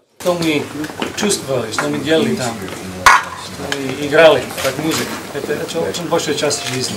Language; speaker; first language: Russian; non-native, learner; English